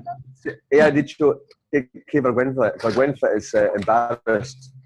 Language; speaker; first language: Spanish; non-native, learner; English